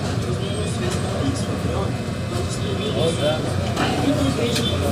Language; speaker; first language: Portuguese; non-native, learner; Filipino